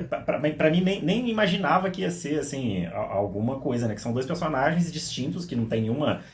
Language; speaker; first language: Portuguese; native; Portuguese